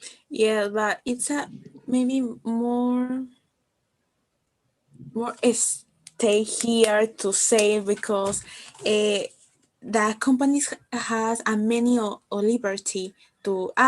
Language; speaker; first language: English; non-native, learner; Spanish